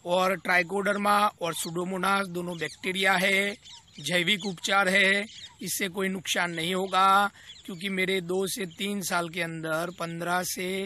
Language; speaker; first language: Hindi; non-native, local second language; Gujarati